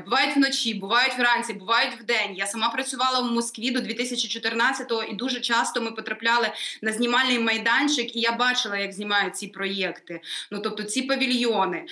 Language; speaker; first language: Ukrainian; native; Ukrainian